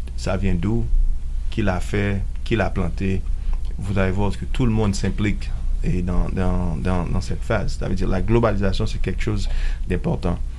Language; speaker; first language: French; non-native, local second language; Haitian Creole